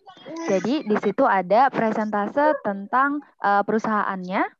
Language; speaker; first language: Indonesian; native; Indonesian